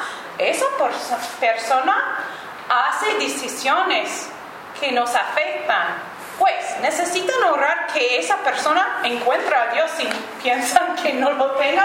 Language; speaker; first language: Spanish; non-native, learner; English